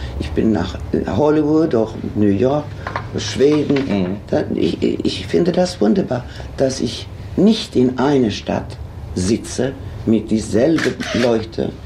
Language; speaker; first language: German; non-native, fluent; Swedish